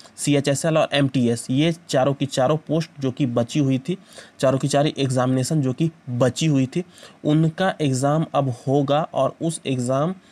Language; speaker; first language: Hindi; native; Hindi